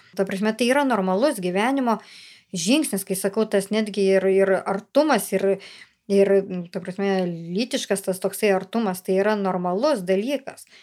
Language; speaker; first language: Lithuanian; native; Lithuanian